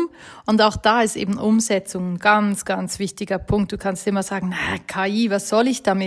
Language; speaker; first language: German; native; German